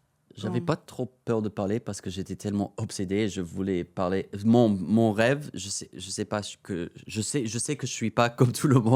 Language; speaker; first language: French; non-native, fluent; English